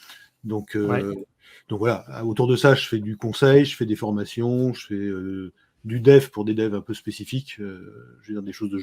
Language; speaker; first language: French; native; French